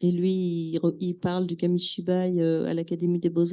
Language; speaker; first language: French; non-native, fluent; Slovenian